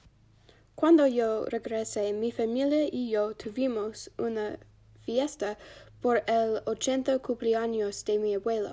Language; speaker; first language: Spanish; non-native, learner; English